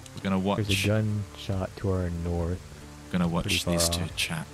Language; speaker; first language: English; native; English